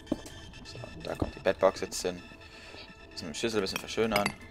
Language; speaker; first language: German; native; German